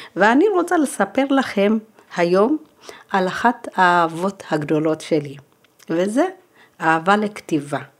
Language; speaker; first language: Hebrew; early bilingual, other home language; Amharic